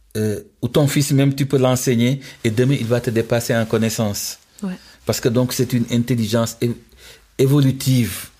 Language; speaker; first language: French; non-native, local second language; Wolof